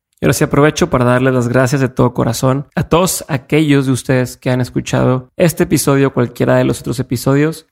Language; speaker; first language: Spanish; native; Spanish